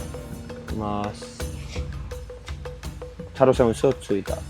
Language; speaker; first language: Japanese; non-native, fluent; English